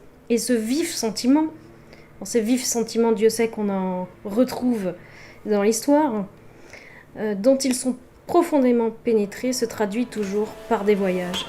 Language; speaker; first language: French; native; French